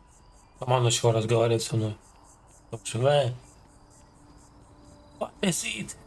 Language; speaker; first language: Russian; native; Russian